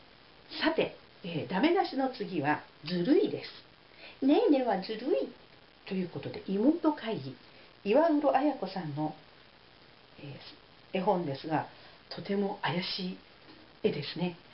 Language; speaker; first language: Japanese; native; Japanese